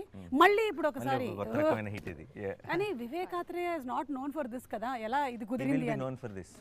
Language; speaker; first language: Telugu; native; Telugu